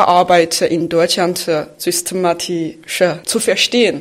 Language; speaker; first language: German; non-native, fluent; Chinese